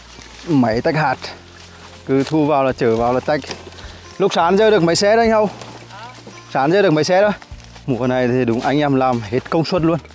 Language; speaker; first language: Vietnamese; native; Vietnamese